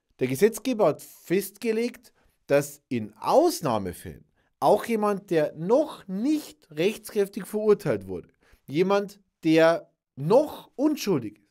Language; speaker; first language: German; native; German